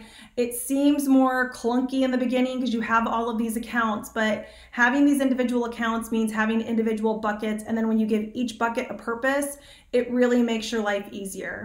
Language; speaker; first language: English; native; English